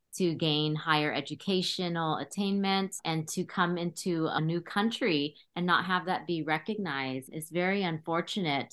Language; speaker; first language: English; early bilingual, other home language; Khmer